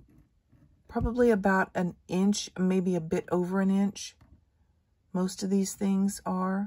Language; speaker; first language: English; native; English